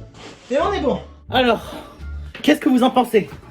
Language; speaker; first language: French; native; French